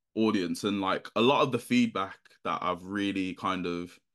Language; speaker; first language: English; native; English